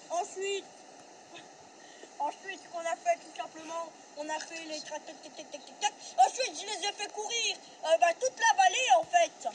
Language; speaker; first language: French; native; French